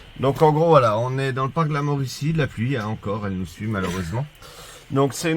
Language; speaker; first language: French; native; French